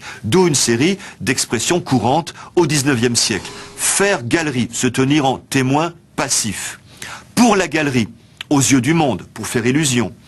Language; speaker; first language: French; native; French